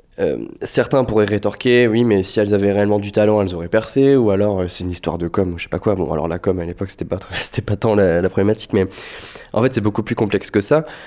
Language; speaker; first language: French; native; French